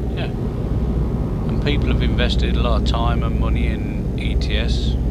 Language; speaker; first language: English; native; English